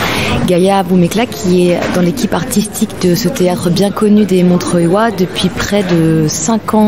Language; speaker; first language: French; native; French